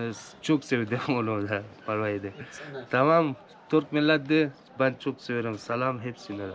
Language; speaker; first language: Turkish; non-native, learner; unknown